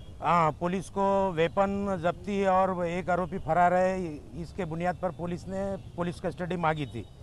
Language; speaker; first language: Urdu; native; Urdu